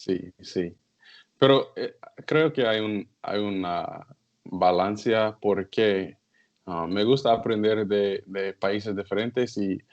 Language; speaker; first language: Spanish; non-native, learner; English